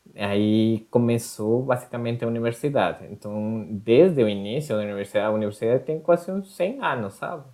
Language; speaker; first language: Portuguese; non-native, fluent; Spanish